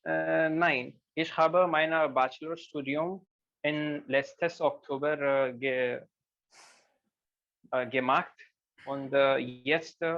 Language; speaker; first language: German; non-native, learner; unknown